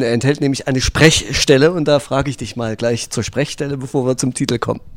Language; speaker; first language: German; native; German